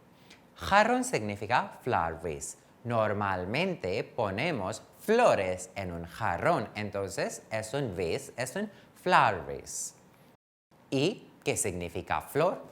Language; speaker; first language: Spanish; non-native, fluent; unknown